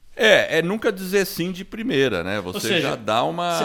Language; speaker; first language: Portuguese; non-native, fluent; English